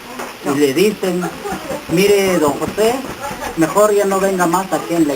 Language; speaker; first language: Spanish; non-native, local second language; Kʼicheʼ